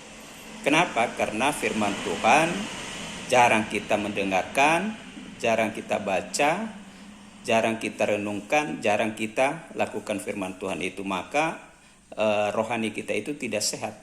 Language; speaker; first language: Indonesian; native; Indonesian